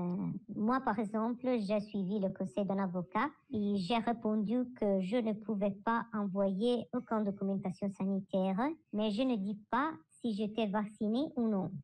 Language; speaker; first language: French; non-native, learner; Italian